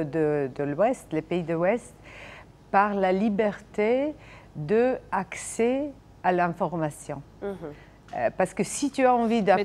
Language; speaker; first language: French; non-native, fluent; Serbian